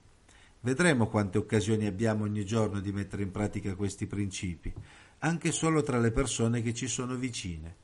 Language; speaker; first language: Italian; native; Italian